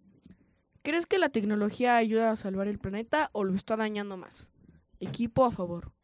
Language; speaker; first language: Spanish; native; Spanish